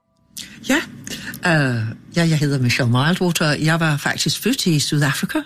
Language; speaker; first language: Danish; non-native, fluent; English